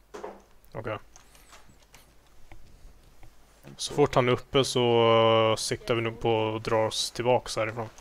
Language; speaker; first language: Swedish; native; Swedish